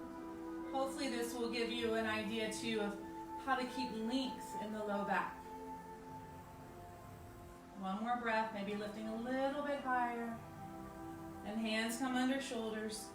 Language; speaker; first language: English; native; English